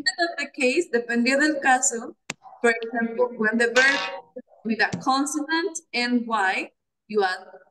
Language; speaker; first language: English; non-native, fluent; Spanish